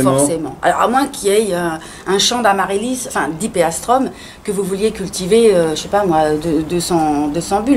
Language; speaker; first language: French; native; French